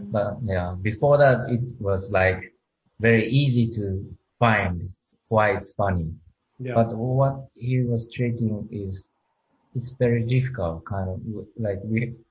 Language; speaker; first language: English; non-native, learner; Japanese